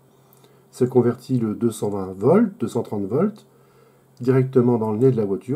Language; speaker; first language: French; native; French